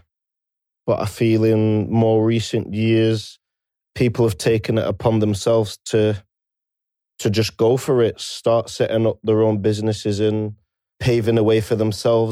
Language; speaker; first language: English; native; English